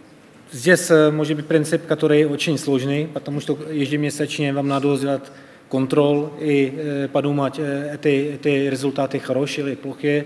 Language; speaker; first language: Russian; non-native, fluent; Czech